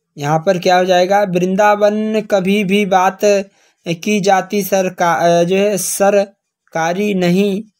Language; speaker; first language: Hindi; native; Hindi